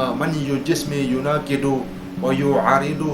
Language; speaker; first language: Arabic; non-native, learner; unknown